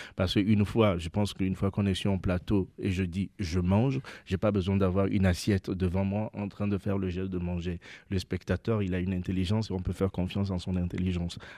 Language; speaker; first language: French; non-native, local second language; Ewe